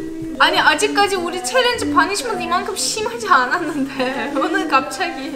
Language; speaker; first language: Korean; non-native, fluent; Turkish